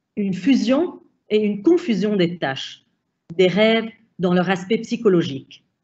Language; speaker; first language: French; non-native, local second language; Arabic